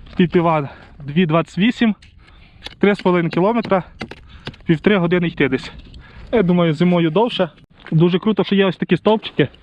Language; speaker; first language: Ukrainian; non-native, local second language; Russian